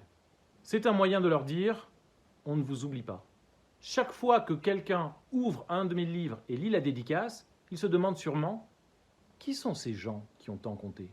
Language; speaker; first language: French; native; French